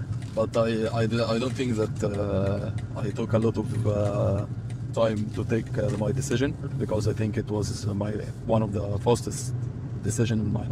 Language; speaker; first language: English; non-native, fluent; Arabic